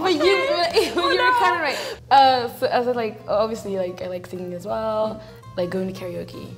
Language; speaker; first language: English; non-native, fluent; Dutch